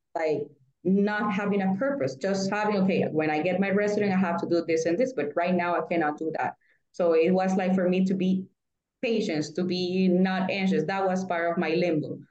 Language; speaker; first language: English; non-native, fluent; Spanish